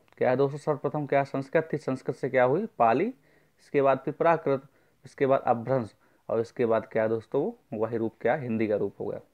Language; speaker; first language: Hindi; native; Hindi